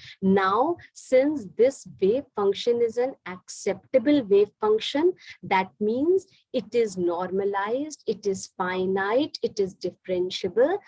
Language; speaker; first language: English; non-native, local second language; Hindi